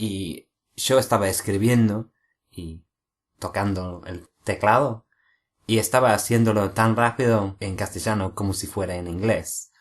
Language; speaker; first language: Spanish; non-native, fluent; English